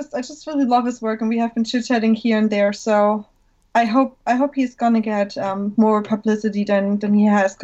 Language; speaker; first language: English; non-native, fluent; German